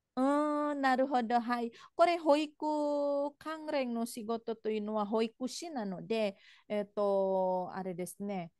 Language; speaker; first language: Japanese; non-native, fluent; Indonesian